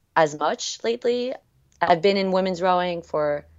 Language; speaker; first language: English; early bilingual, other home language; French